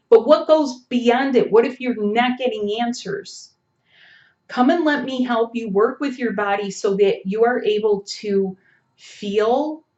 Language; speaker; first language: English; native; English